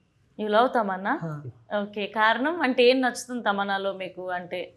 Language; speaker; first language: Telugu; native; Telugu